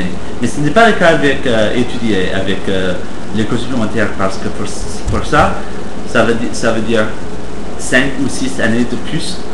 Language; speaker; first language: French; non-native, fluent; English